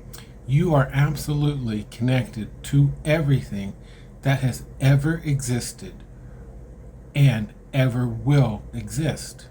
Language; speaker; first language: English; native; English